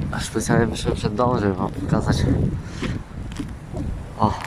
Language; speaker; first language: Polish; native; Polish